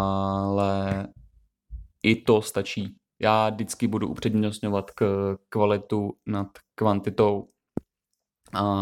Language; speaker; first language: Czech; native; Czech